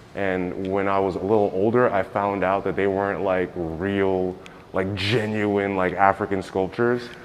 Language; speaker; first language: English; native; English